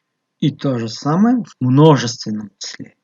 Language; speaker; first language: Russian; non-native, local second language; Tajik